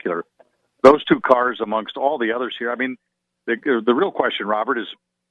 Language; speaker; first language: English; native; English